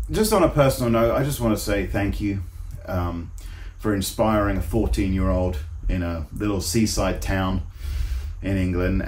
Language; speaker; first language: English; native; English